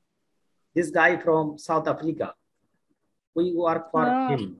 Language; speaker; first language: English; non-native, learner; Bangla